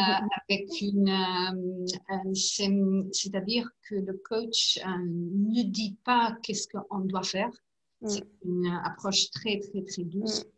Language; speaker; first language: French; non-native, learner; English